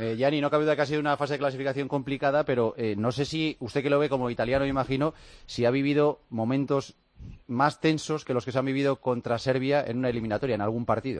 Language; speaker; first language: Spanish; native; Spanish